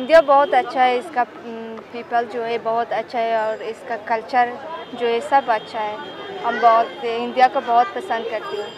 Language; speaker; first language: Hindi; non-native, learner; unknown